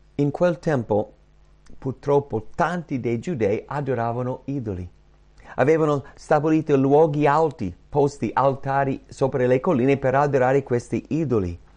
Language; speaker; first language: Italian; non-native, fluent; English